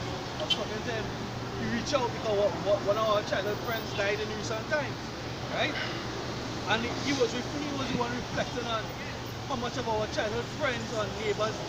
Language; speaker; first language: English; native; English